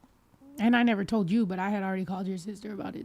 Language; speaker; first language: English; early bilingual, other home language; Spanish